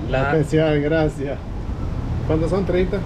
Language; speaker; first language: Spanish; non-native, learner; English